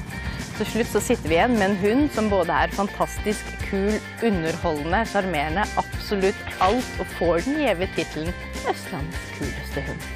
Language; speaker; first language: Norwegian; native; Norwegian